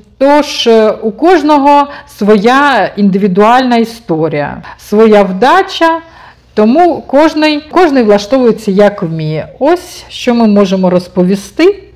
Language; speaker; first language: Ukrainian; non-native, local second language; Russian